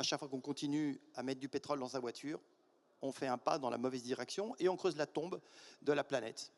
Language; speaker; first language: French; native; French